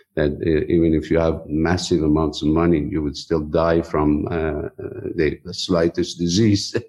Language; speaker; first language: English; non-native, fluent; Persian